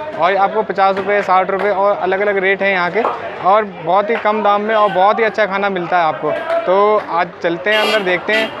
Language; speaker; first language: Hindi; native; Hindi